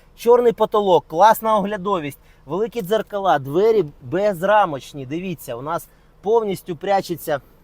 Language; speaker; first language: Ukrainian; non-native, local second language; Russian